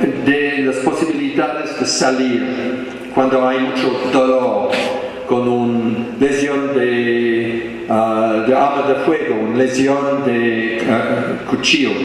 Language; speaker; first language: Spanish; non-native, fluent; English